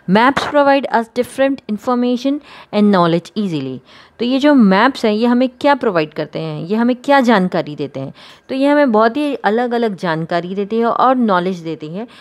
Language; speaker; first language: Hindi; non-native, local second language; Gujarati